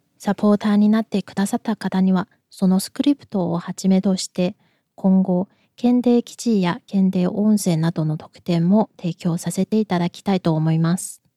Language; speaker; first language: Japanese; non-native, fluent; Chinese